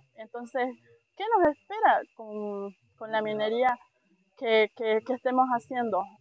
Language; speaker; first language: Spanish; native; Spanish